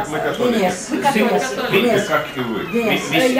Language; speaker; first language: Russian; non-native, local second language; Lithuanian